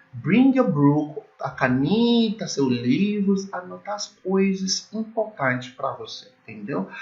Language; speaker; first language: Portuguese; non-native, learner; English